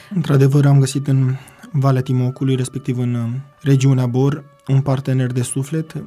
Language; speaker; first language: Romanian; native; Romanian